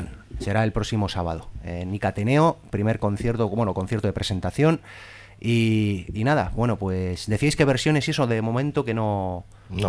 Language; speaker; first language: Spanish; native; Spanish